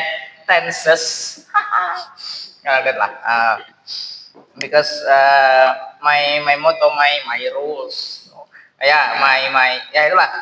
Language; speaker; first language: English; non-native, learner; Indonesian